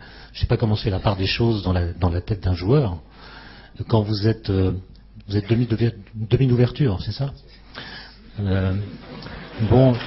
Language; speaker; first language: French; native; French